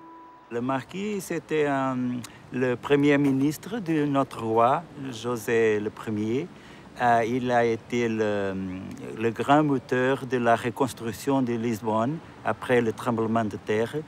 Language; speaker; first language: French; non-native, fluent; Portuguese